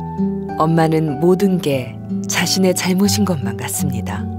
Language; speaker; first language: Korean; native; Korean